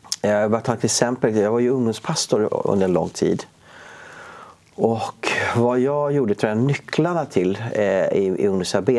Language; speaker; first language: Swedish; native; Swedish